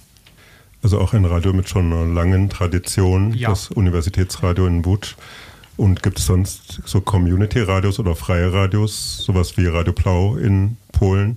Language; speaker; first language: German; native; German